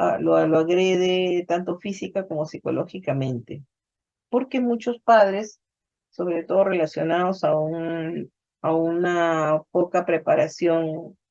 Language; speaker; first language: Spanish; native; Spanish